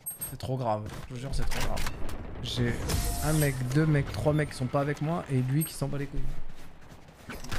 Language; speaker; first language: French; native; French